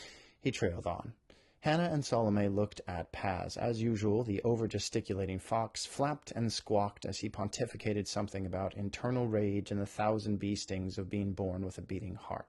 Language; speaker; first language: English; native; English